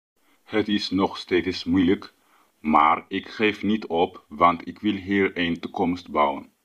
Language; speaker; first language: Dutch; non-native, learner; Tigrinya